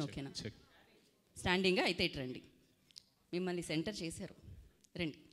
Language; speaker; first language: Telugu; native; Telugu